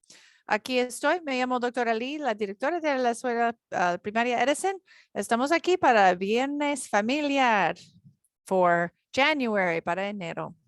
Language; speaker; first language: Spanish; non-native, learner; English